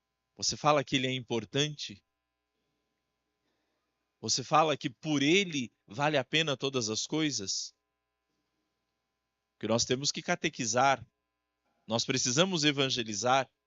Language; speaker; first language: Portuguese; native; Portuguese